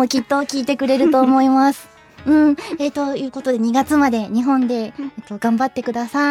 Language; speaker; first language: Japanese; native; Japanese